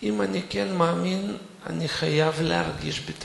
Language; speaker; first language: Hebrew; non-native, fluent; Russian